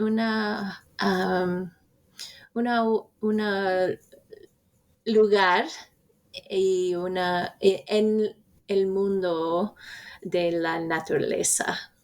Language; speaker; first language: Spanish; non-native, fluent; English